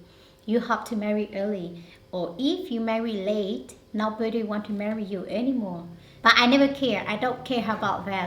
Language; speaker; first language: English; non-native, learner; Hmong